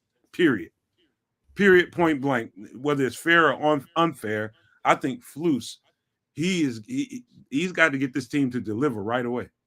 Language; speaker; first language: English; native; English